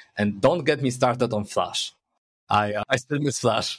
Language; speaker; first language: English; non-native, fluent; Polish